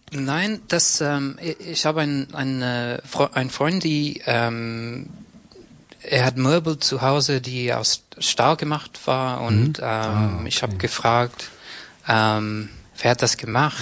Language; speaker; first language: German; non-native, learner; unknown